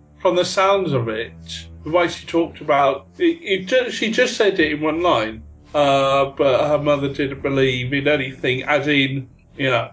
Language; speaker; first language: English; native; English